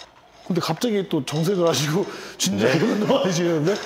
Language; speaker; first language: Korean; native; Korean